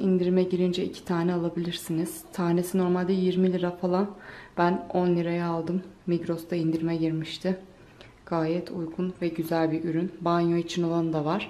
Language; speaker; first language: Turkish; native; Turkish